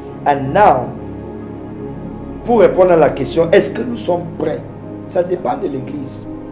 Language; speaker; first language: French; non-native, local second language; English